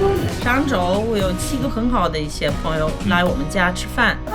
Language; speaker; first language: Chinese; non-native, fluent; English